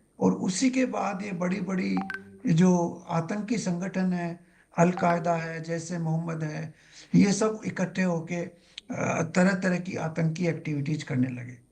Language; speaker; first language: Hindi; native; Hindi